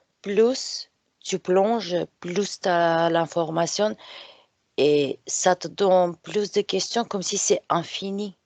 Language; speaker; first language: French; non-native, fluent; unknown